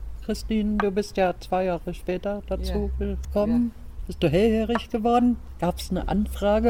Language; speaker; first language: German; native; German